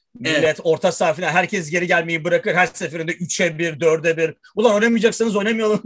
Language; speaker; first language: Turkish; early bilingual, heritage; Turkish